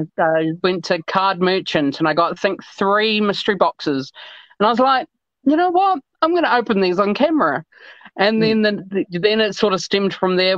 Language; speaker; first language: English; native; English